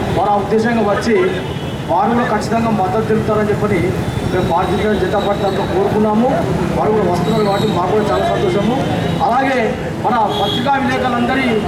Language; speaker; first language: Telugu; native; Telugu